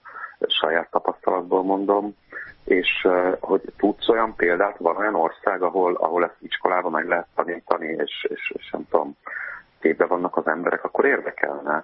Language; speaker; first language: Hungarian; native; Hungarian